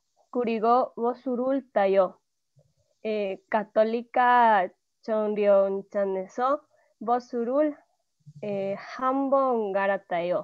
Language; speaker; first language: Korean; non-native, learner; Spanish